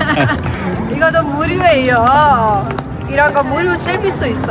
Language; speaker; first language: Korean; non-native, learner; Persian